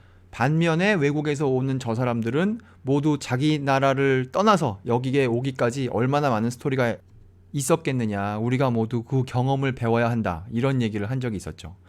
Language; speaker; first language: Korean; native; Korean